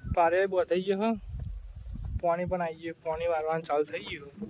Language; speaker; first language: Hindi; non-native, local second language; Gujarati